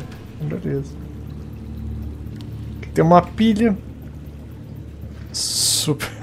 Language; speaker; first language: Portuguese; native; Portuguese